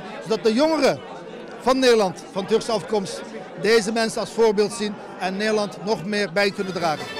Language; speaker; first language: Dutch; early bilingual, other home language; Turkish